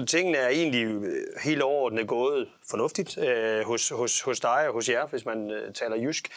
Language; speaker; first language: Danish; native; Danish